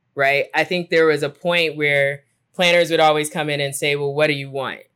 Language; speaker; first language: English; native; English